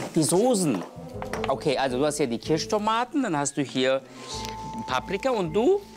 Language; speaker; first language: German; early bilingual, other home language; Turkish